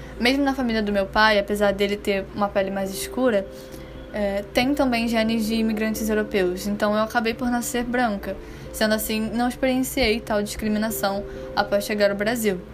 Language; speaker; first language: Portuguese; early bilingual, other home language; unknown